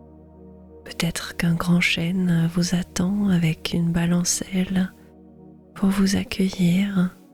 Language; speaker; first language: French; native; French